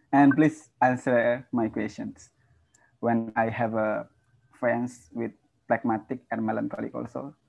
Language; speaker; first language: English; non-native, learner; Indonesian